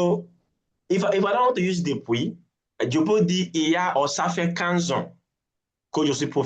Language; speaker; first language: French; non-native, fluent; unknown